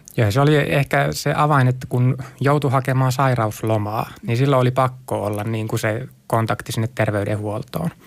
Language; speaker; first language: Finnish; native; Finnish